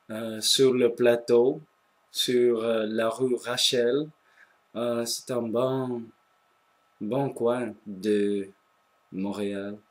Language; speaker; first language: French; non-native, local second language; English